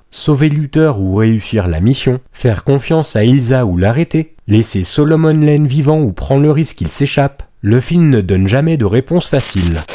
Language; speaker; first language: French; native; French